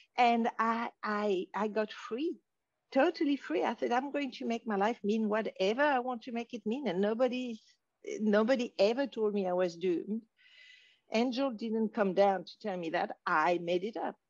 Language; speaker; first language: English; non-native, fluent; French